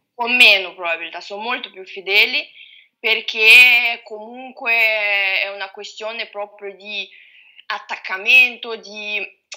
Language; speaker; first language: Italian; non-native, fluent; Russian